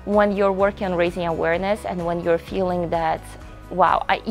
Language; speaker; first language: English; non-native, fluent; Russian